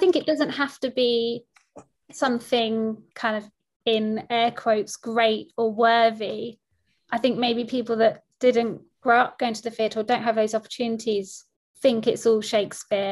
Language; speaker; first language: English; native; English